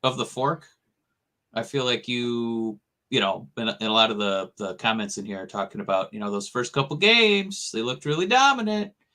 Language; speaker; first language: English; native; English